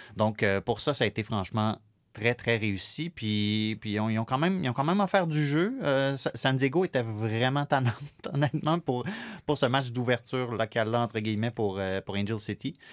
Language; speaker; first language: French; native; French